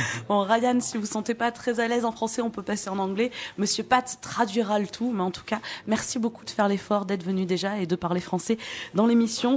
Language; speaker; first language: French; native; French